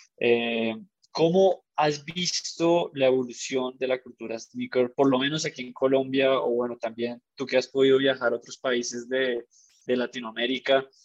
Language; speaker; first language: Spanish; native; Spanish